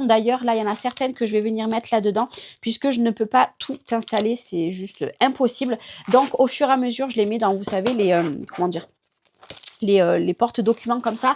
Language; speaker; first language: French; native; French